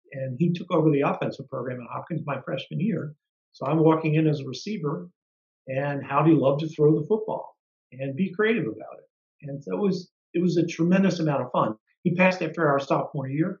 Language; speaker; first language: English; native; English